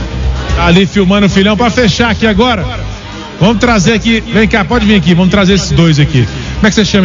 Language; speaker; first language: Portuguese; native; Portuguese